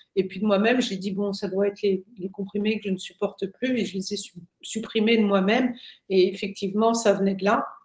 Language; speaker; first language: French; native; French